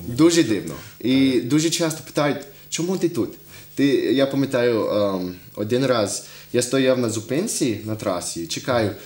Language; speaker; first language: Ukrainian; non-native, fluent; English